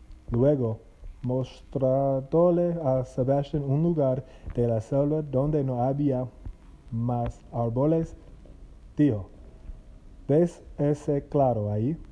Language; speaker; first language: Spanish; non-native, learner; English